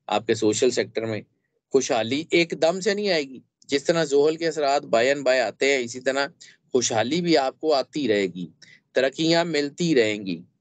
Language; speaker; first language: Urdu; native; Urdu